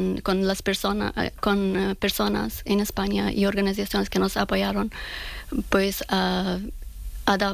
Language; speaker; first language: Spanish; non-native, learner; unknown